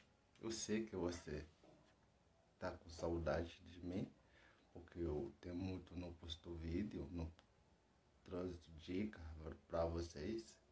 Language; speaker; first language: Portuguese; non-native, learner; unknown